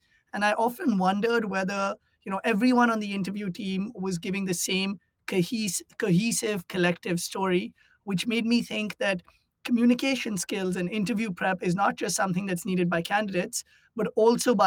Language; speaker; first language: English; non-native, local second language; Hindi